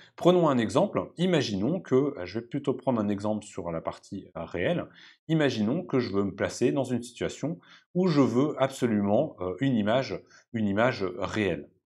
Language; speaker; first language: French; native; French